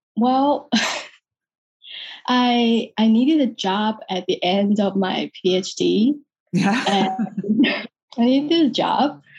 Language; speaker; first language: English; non-native, fluent; Chinese